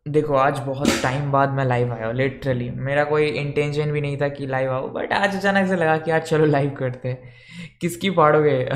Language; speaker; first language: Hindi; non-native, local second language; Bangla